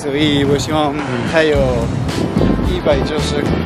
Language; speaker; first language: Chinese; non-native, learner; French